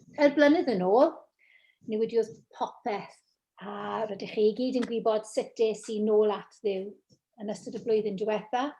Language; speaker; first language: Welsh; non-native, local second language; English